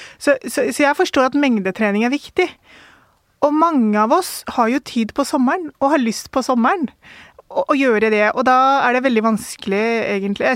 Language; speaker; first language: Norwegian; early bilingual, other home language; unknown